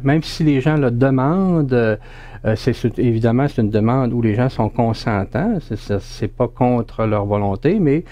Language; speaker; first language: French; native; French